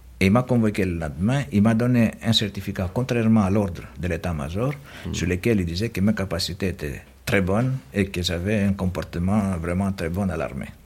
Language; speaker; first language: French; non-native, fluent; Greek